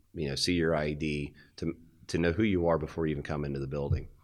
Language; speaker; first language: English; native; English